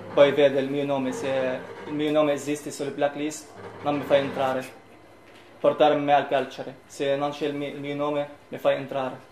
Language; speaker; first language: Italian; non-native, learner; Arabic